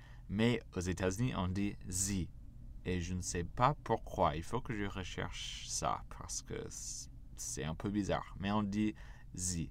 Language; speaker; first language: French; non-native, fluent; English